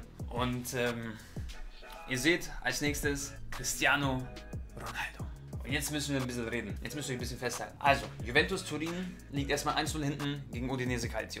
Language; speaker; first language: German; native; German